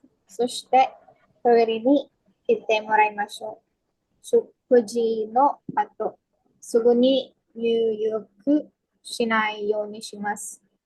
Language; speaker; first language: Japanese; non-native, learner; Filipino